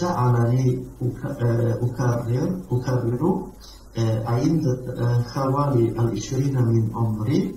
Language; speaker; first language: Arabic; non-native, learner; Italian